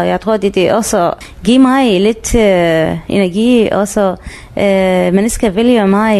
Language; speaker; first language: Danish; non-native, learner; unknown